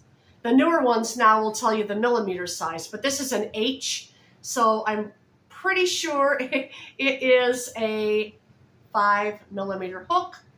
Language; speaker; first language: English; native; English